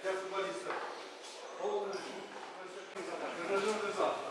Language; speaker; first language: Russian; non-native, local second language; Kyrgyz